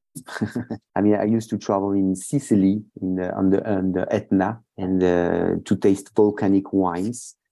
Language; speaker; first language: English; non-native, fluent; French